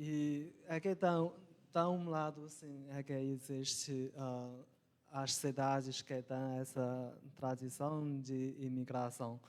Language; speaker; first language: Portuguese; non-native, local second language; Chinese